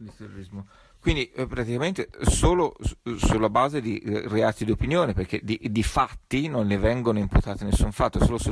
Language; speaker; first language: Italian; native; Italian